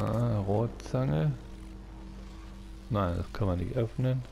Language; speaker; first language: German; native; German